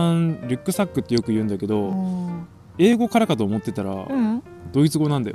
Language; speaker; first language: Japanese; native; Japanese